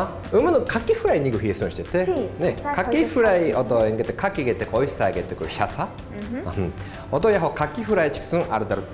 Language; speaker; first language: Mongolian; non-native, fluent; Japanese